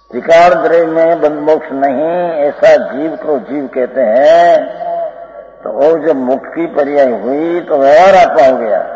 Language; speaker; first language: Hindi; non-native, local second language; Gujarati